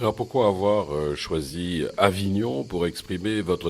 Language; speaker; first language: French; native; French